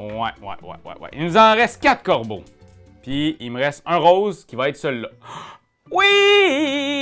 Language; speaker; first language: French; native; French